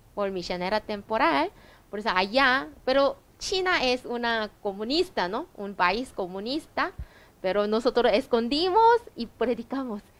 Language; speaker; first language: Spanish; non-native, learner; Korean